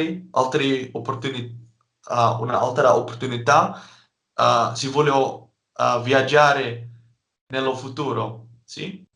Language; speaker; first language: Italian; non-native, learner; Dutch